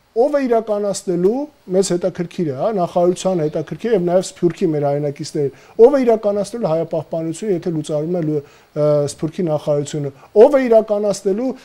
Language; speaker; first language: Armenian; native; Armenian